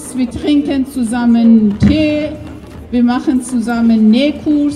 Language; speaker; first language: German; non-native, learner; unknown